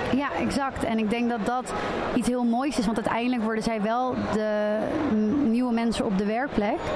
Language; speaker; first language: Dutch; native; Dutch